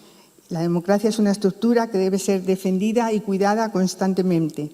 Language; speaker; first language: Spanish; native; Spanish